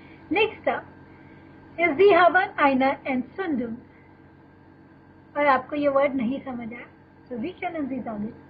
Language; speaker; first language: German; non-native, fluent; Hindi